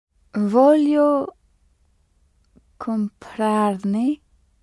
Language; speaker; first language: Italian; non-native, learner; French